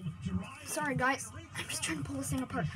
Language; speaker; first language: English; native; English